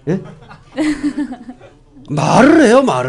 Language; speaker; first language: Korean; native; Korean